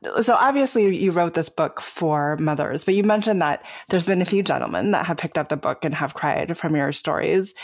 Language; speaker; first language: English; native; English